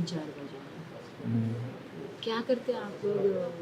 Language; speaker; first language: Hindi; non-native, local second language; Telugu